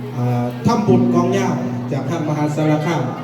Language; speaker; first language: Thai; non-native, local second language; Northeastern Thai